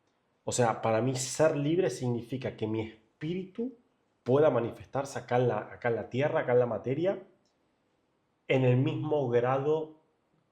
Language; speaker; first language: Spanish; native; Spanish